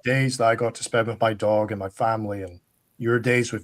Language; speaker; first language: English; native; English